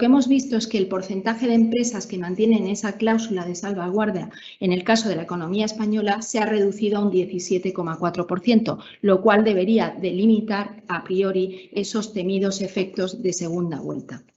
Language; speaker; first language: Spanish; native; Spanish